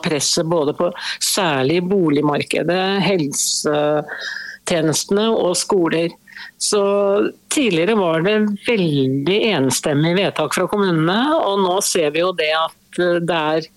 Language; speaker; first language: Norwegian; native; Norwegian